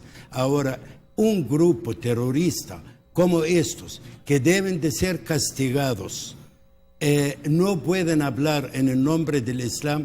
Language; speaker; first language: Spanish; non-native, local second language; Arabic